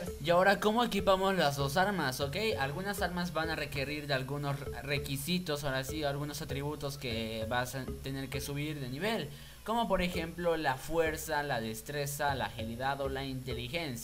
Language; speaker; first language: Spanish; native; Spanish